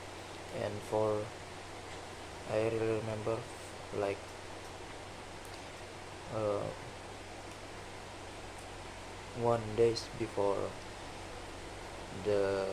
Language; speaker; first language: English; non-native, learner; Indonesian